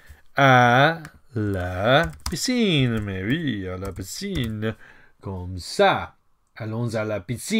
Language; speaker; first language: French; non-native, fluent; English